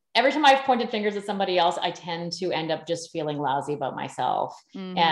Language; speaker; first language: English; native; English